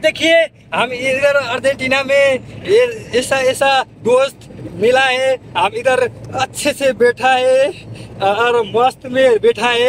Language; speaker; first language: Hindi; non-native, learner; Nepali